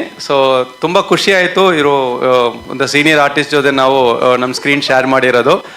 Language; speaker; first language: Kannada; non-native, learner; Tamil